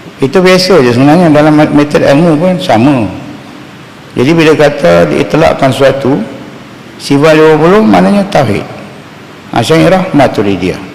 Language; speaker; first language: Malay; native; Malay